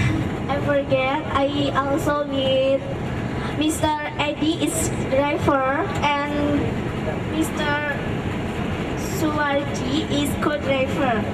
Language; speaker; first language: English; non-native, learner; Indonesian